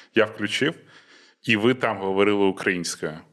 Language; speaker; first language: Ukrainian; non-native, local second language; Russian